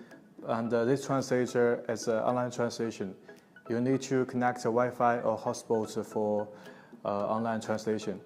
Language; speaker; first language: English; non-native, learner; Chinese